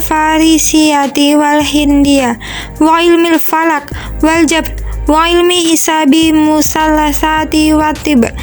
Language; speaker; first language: Arabic; non-native, learner; Indonesian